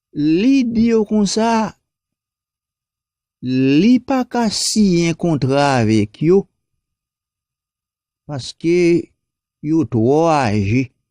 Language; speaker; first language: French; non-native, local second language; Haitian Creole